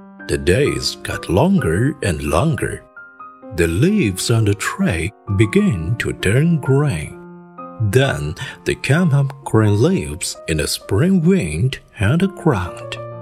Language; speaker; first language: English; non-native, fluent; Chinese